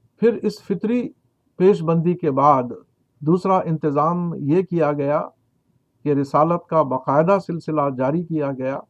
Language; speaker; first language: Urdu; native; Urdu